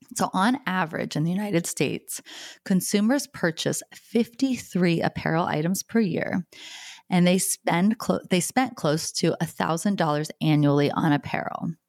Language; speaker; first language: English; native; English